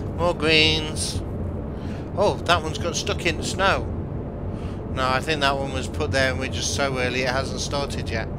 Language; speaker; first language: English; native; English